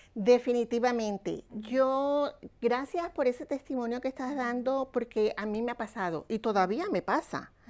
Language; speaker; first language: Spanish; native; Spanish